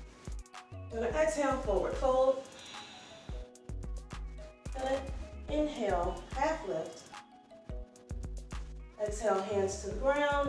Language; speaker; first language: English; native; English